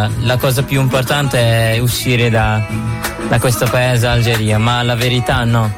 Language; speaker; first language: Italian; non-native, fluent; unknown